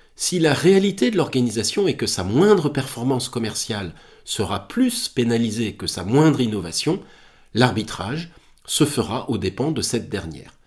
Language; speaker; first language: French; native; French